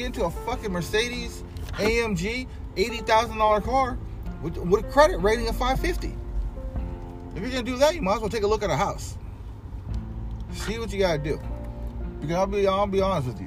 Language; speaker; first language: English; native; English